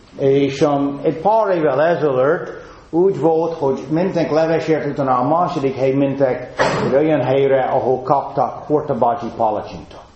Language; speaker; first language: Hungarian; non-native, fluent; English